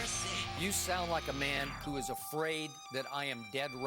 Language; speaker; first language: English; native; English